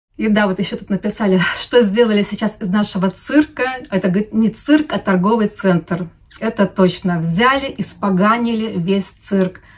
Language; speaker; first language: Russian; non-native, local second language; Lithuanian